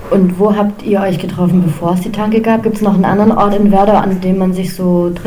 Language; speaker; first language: German; native; German